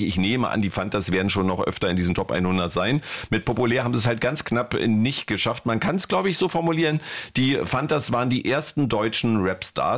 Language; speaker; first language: German; native; German